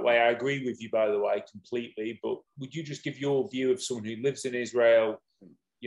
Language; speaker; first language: English; native; English